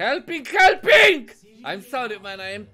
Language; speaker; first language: English; non-native, learner; Polish